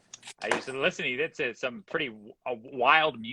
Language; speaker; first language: English; native; English